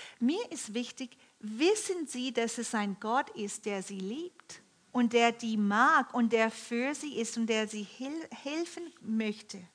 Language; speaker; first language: German; non-native, fluent; English